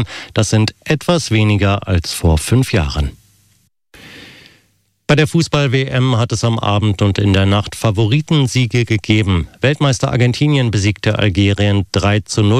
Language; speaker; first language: German; native; German